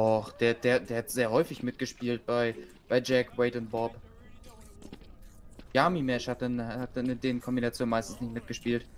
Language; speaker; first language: German; native; German